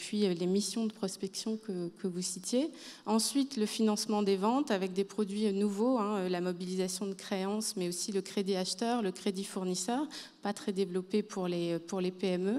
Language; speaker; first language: French; native; French